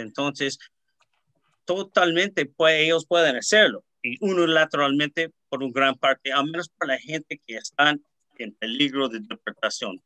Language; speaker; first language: Spanish; early bilingual, heritage; Spanish